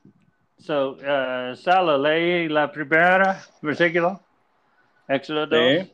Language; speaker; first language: Spanish; non-native, learner; English